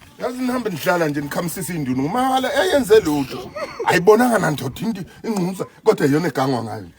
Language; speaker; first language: Zulu; native; Zulu